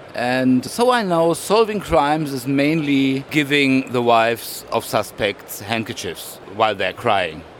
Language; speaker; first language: English; non-native, fluent; German